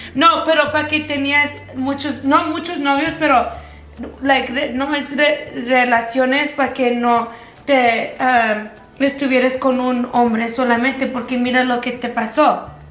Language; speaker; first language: Spanish; early bilingual, heritage; Spanish